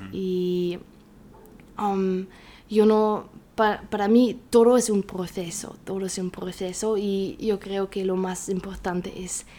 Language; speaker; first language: Spanish; non-native, learner; German